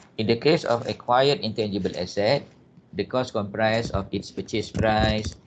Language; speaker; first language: English; non-native, local second language; Malay